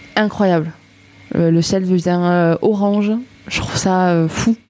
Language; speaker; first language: French; native; French